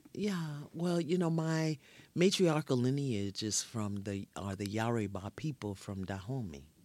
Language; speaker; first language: English; native; English